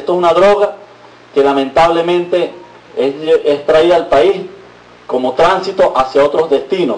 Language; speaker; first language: Spanish; native; Spanish